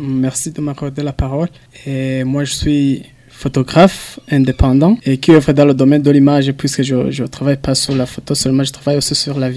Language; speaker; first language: French; non-native, local second language; Rundi